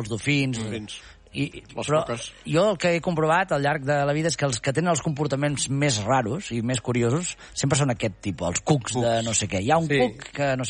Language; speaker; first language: Catalan; native; Catalan